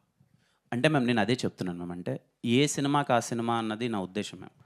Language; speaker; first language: Telugu; native; Telugu